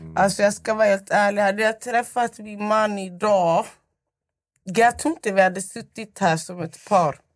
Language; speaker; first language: Swedish; native; Swedish